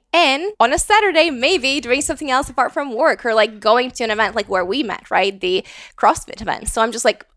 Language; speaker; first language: English; non-native, fluent; Latvian